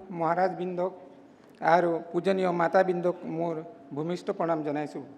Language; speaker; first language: Assamese; non-native, local second language; Mising